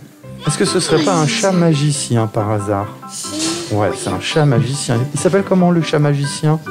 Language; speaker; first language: French; native; French